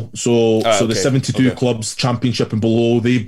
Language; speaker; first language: English; native; English